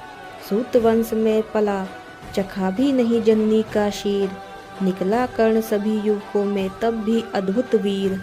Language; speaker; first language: Hindi; native; Hindi